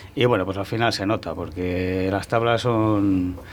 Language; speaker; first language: Spanish; native; Spanish